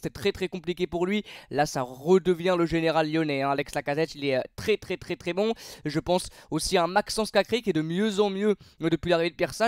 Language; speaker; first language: French; native; French